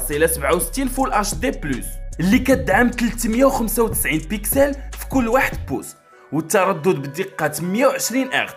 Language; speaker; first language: Arabic; native; Arabic